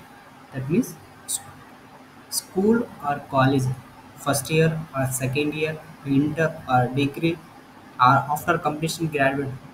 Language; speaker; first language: English; non-native, learner; Telugu